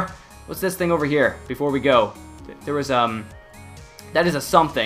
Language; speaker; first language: English; native; English